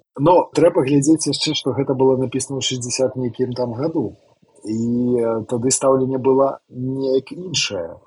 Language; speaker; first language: Belarusian; non-native, local second language; Russian